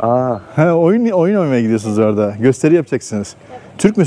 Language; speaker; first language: Turkish; native; Turkish